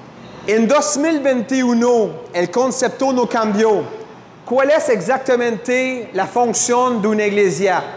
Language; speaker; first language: Spanish; non-native, fluent; French